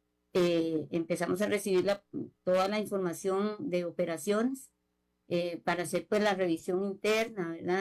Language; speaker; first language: Spanish; native; Spanish